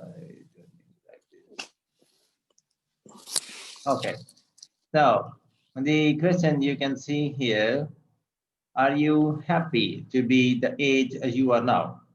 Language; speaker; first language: English; non-native, local second language; Urdu